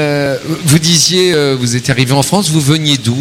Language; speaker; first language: French; native; French